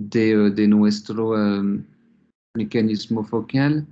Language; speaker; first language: Spanish; non-native, fluent; French